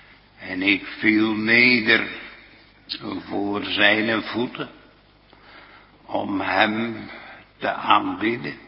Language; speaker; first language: Dutch; native; Dutch